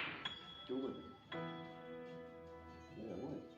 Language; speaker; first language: Spanish; native; Spanish